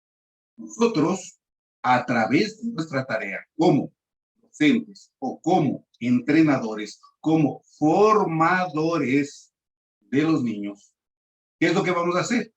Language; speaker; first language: Spanish; native; Spanish